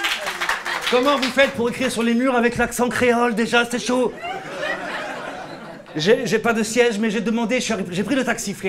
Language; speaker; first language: French; native; French